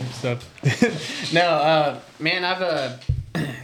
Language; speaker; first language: English; native; English